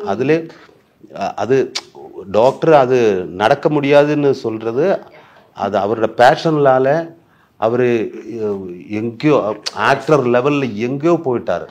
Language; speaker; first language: Tamil; non-native, learner; Malayalam